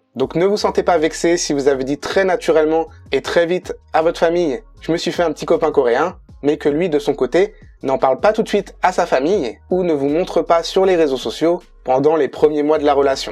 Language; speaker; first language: French; native; French